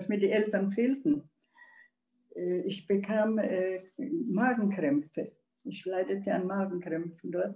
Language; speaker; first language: German; non-native, local second language; Czech